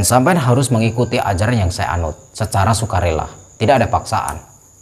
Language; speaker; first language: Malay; non-native, local second language; Javanese